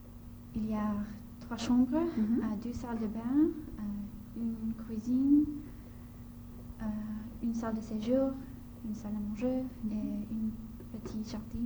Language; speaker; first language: French; non-native, learner; English